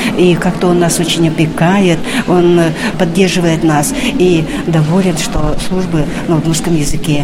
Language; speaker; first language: Russian; non-native, local second language; Udmurt